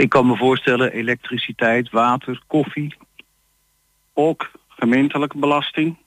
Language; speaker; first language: Dutch; non-native, learner; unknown